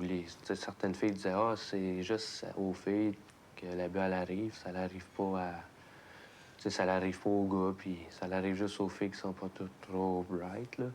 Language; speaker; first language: French; native; French